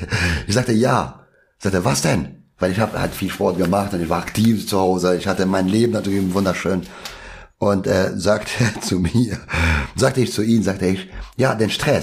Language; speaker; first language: German; non-native, local second language; Albanian